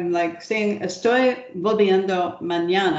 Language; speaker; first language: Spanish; non-native, learner; English